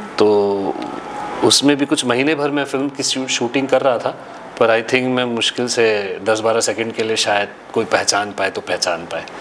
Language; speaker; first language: Hindi; native; Hindi